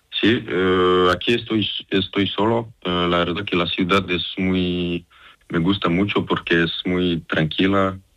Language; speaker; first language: Spanish; non-native, fluent; Serbian